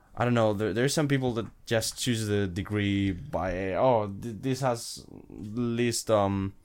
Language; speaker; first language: English; non-native, fluent; Spanish